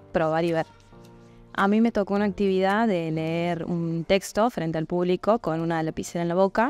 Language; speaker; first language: Spanish; native; Spanish